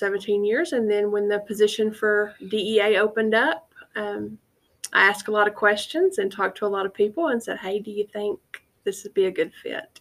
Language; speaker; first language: English; native; English